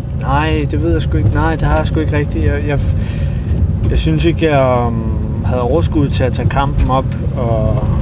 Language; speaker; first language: Danish; early bilingual, other home language; Albanian